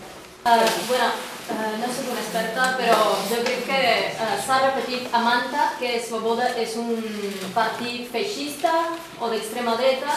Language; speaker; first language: Catalan; non-native, fluent; Ukrainian